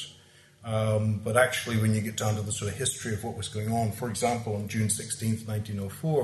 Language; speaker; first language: English; native; English